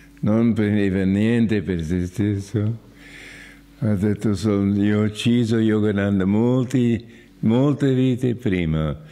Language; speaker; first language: Italian; non-native, fluent; English